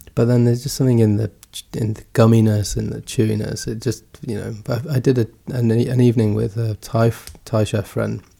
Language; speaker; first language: English; early bilingual, other home language; Gujarati